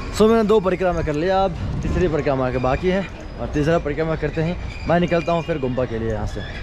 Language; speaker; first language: Hindi; non-native, fluent; Nepali